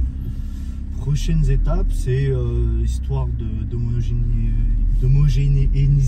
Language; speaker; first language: French; native; French